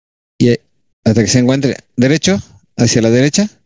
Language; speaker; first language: Spanish; native; Spanish